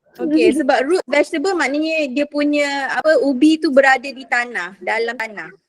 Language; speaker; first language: Malay; native; Malay